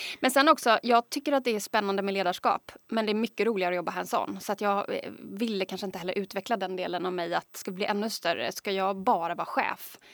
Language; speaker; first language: Swedish; native; Swedish